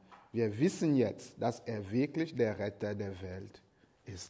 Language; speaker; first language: German; non-native, fluent; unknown